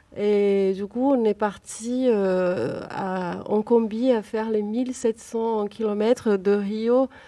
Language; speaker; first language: French; non-native, fluent; Portuguese